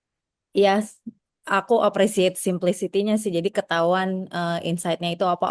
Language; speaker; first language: Indonesian; native; Indonesian